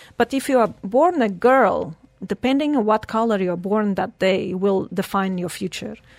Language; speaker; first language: English; non-native, fluent; Portuguese